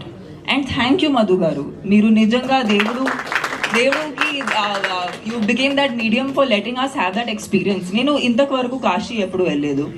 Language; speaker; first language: Telugu; non-native, fluent; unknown